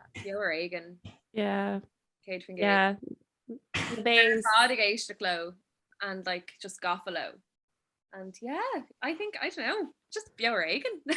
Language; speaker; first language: Irish; non-native, local second language; English